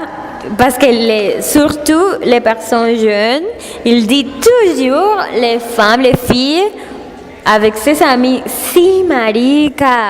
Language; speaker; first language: French; non-native, learner; Spanish